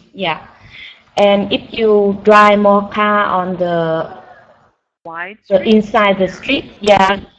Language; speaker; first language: English; non-native, learner; Vietnamese